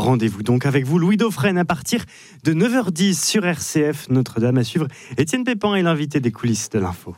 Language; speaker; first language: French; native; French